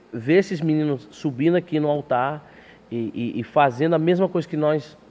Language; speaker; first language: Portuguese; early bilingual, heritage; English